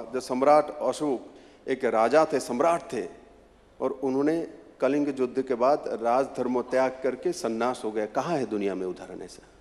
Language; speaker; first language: Hindi; non-native, local second language; Bangla